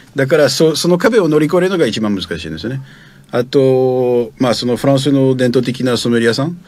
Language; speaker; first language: Japanese; non-native, fluent; French